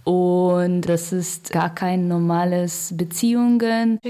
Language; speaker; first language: German; non-native, learner; Russian